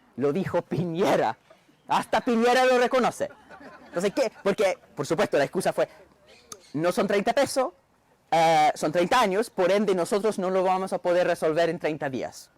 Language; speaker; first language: Spanish; non-native, fluent; English